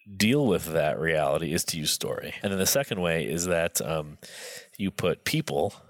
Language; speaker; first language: English; native; English